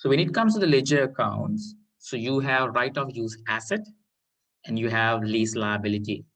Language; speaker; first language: English; non-native, local second language; Sinhala